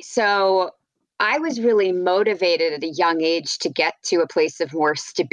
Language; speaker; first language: English; native; English